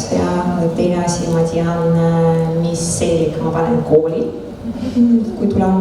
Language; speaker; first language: Estonian; non-native, local second language; Russian